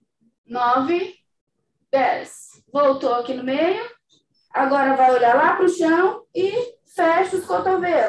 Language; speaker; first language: Portuguese; native; Portuguese